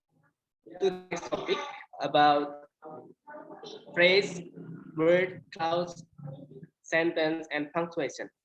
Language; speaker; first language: English; non-native, learner; Indonesian